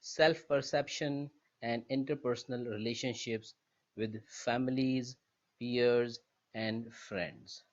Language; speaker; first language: English; non-native, local second language; Urdu